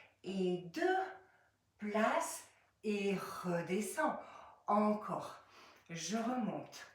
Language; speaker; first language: French; native; French